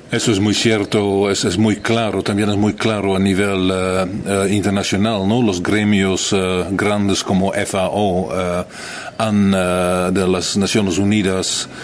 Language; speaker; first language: Spanish; non-native, fluent; Dutch